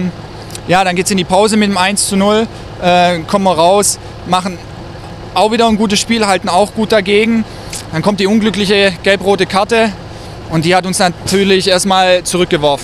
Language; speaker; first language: German; native; German